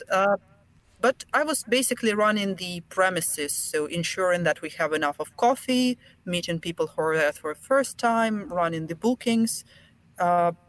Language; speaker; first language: English; non-native, fluent; Russian